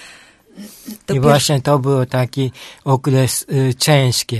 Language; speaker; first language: Polish; non-native, learner; Japanese